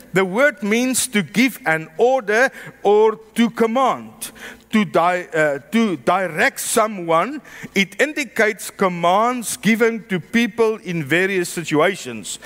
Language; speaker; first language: English; non-native, local second language; Afrikaans